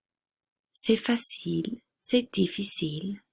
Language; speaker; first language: French; non-native, fluent; English